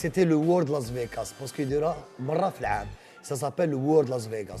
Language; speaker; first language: French; non-native, local second language; Arabic